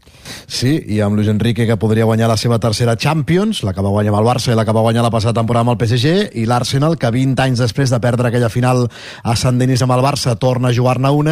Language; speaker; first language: Catalan; native; Catalan